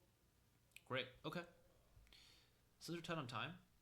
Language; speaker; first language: English; native; English